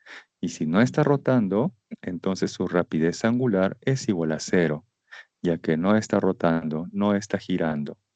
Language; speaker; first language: Spanish; native; Spanish